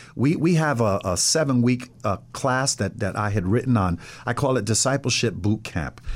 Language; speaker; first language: English; native; English